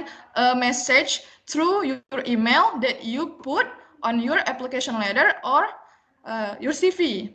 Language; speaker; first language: English; non-native, learner; Indonesian